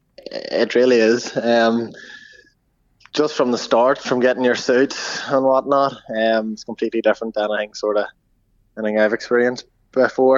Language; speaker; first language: English; native; English